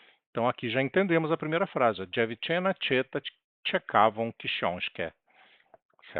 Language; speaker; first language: Polish; non-native, learner; Portuguese